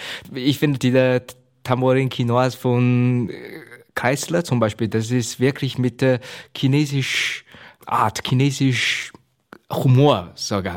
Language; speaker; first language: German; non-native, learner; Chinese